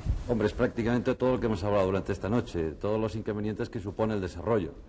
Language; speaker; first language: Spanish; native; Spanish